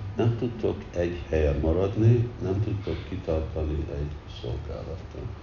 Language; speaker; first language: Hungarian; early bilingual, heritage; Hungarian